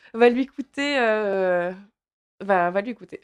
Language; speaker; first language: French; native; French